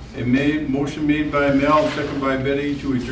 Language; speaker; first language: English; native; English